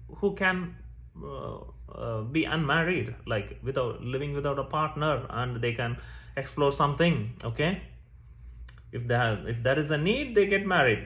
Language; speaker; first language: English; non-native, local second language; Tamil